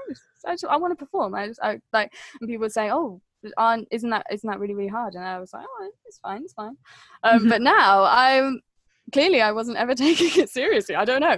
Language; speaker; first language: English; native; English